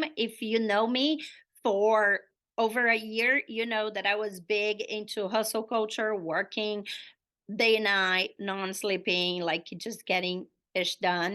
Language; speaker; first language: English; non-native, fluent; Portuguese